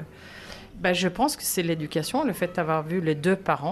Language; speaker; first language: French; non-native, fluent; Swedish